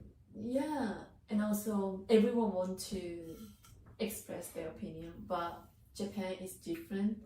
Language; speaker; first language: English; non-native, learner; Japanese